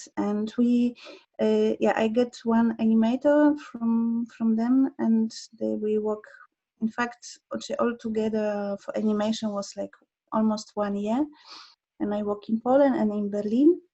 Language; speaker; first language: English; non-native, learner; Polish